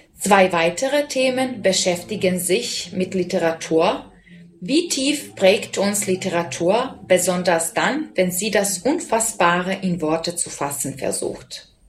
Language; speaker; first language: German; non-native, fluent; Serbian